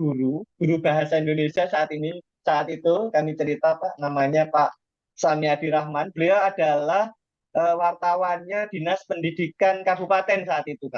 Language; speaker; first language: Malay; non-native, local second language; Javanese